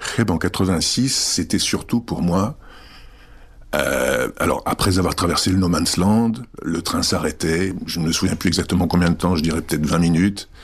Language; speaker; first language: French; early bilingual, other home language; Czech